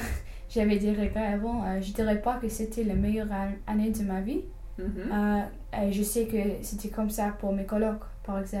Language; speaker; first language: French; non-native, fluent; English